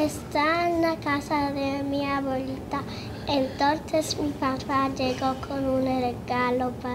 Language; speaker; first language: Spanish; non-native, learner; English